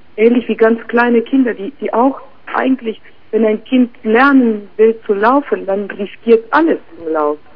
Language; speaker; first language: German; non-native, fluent; Spanish